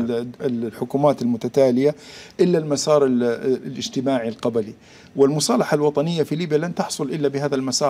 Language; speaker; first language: Arabic; native; Arabic